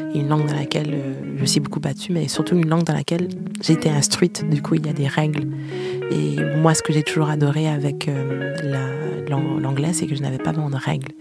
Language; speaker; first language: French; native; French